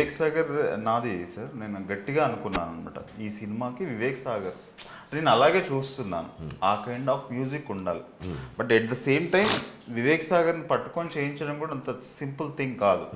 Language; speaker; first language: Telugu; native; Telugu